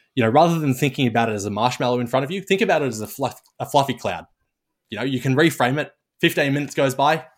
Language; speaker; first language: English; native; English